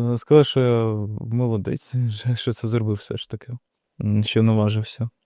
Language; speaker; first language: Ukrainian; non-native, local second language; Russian